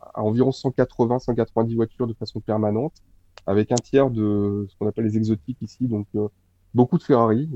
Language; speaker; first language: French; native; French